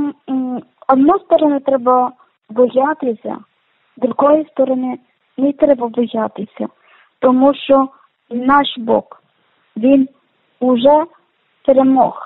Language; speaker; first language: Ukrainian; non-native, learner; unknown